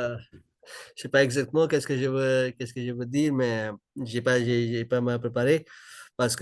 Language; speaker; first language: French; non-native, learner; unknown